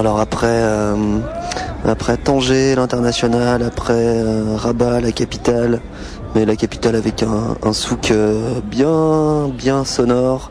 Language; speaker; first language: French; native; French